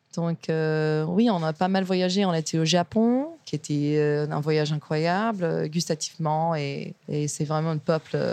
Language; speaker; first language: French; non-native, fluent; English